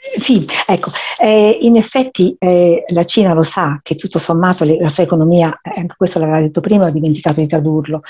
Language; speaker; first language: Italian; native; Italian